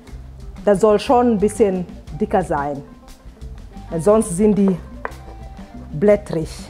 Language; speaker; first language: German; non-native, fluent; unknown